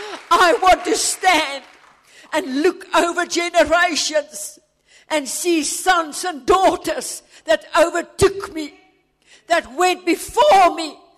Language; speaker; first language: English; non-native, local second language; Afrikaans